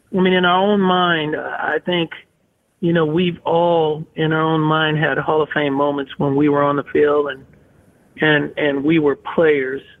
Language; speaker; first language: English; native; English